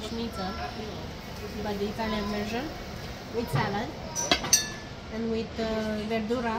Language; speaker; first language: English; non-native, fluent; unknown